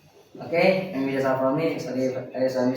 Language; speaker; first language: English; non-native, learner; Indonesian